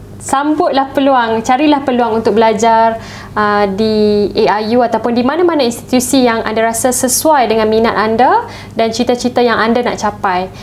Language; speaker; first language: Malay; native; Malay